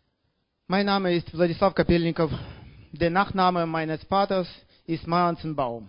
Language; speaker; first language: German; non-native, learner; Russian